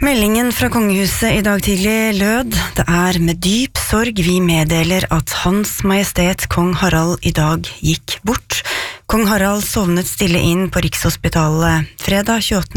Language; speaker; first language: Norwegian; native; Norwegian